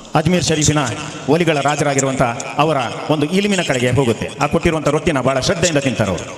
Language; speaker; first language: Kannada; non-native, local second language; Malayalam